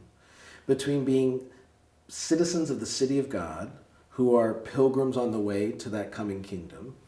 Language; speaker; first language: English; native; English